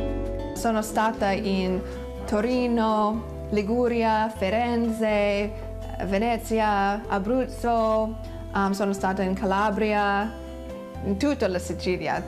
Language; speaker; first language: Italian; non-native, learner; English